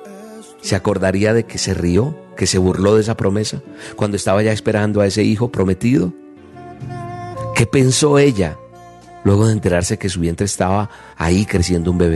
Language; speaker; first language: Spanish; native; Spanish